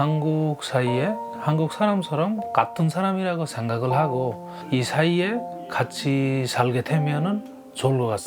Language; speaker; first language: Korean; non-native, learner; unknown